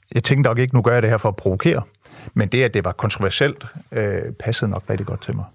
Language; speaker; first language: Danish; early bilingual, other home language; French